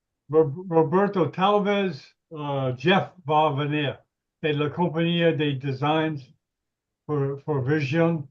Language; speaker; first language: Spanish; non-native, learner; English